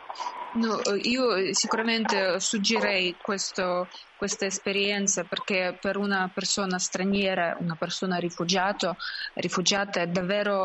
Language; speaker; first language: Italian; non-native, learner; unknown